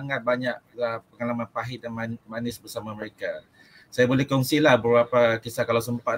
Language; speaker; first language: Malay; native; Malay